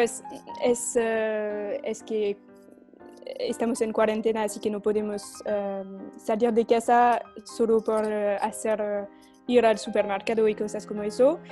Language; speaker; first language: Spanish; non-native, fluent; French